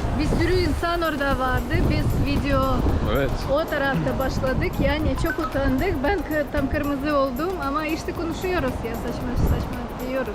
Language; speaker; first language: Turkish; non-native, learner; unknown